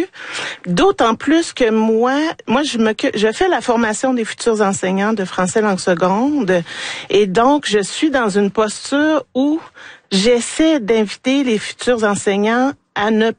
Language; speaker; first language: French; native; French